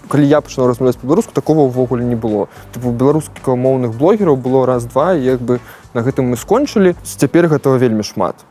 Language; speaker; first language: Belarusian; non-native, local second language; Russian